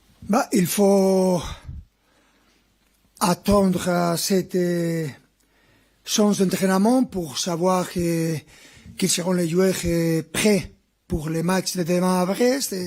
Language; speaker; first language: French; non-native, fluent; Spanish